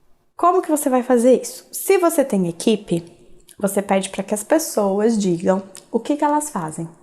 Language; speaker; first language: Portuguese; native; Portuguese